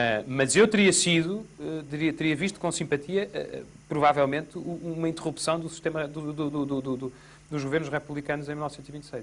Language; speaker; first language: Portuguese; native; Portuguese